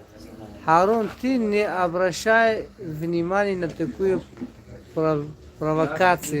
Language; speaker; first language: Russian; non-native, fluent; Tajik